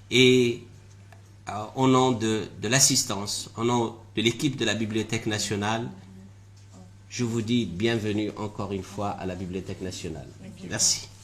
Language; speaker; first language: French; non-native, local second language; Arabic